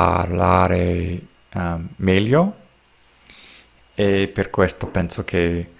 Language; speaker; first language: Italian; non-native, learner; English